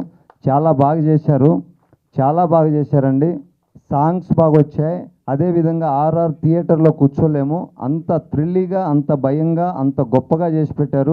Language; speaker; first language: Telugu; native; Telugu